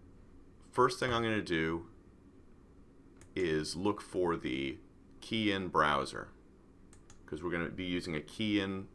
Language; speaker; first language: English; native; English